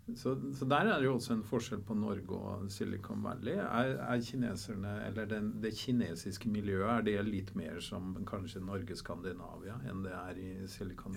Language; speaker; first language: Norwegian; native; Norwegian